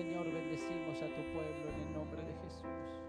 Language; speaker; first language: Spanish; native; Spanish